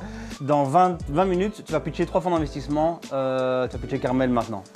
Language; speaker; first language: French; native; French